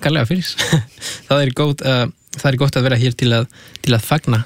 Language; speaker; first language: Icelandic; non-native, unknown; Spanish